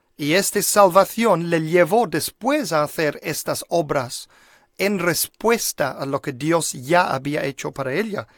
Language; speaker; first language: Spanish; non-native, fluent; English